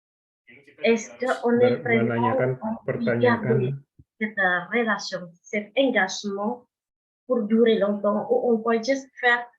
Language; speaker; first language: French; non-native, fluent; Indonesian